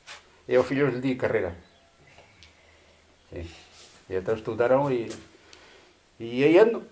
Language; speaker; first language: Spanish; non-native, local second language; Portuguese